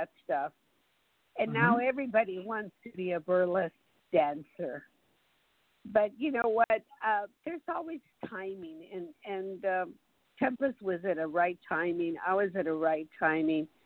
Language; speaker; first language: English; early bilingual, other home language; Spanish